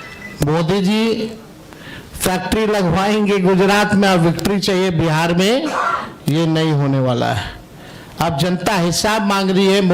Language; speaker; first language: Hindi; native; Hindi